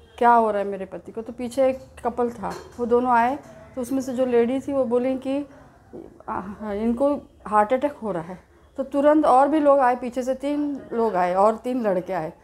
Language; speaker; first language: Hindi; native; Hindi